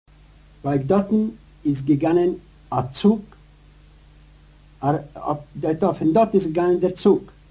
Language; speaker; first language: German; non-native, learner; Yiddish